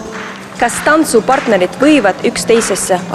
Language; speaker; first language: Estonian; native; Estonian